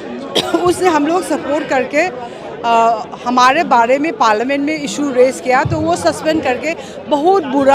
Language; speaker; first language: Hindi; non-native, local second language; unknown